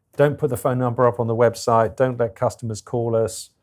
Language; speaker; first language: English; native; English